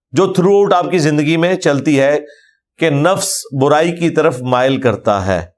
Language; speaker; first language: Urdu; non-native, local second language; Punjabi